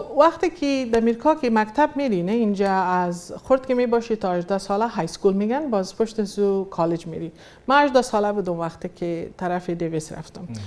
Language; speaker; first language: Persian; early bilingual, heritage; Persian